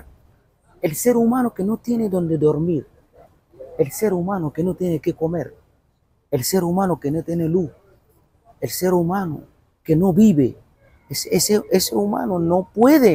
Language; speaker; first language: Spanish; non-native, fluent; Bambara